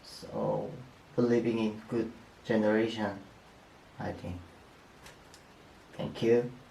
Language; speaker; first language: English; non-native, learner; Korean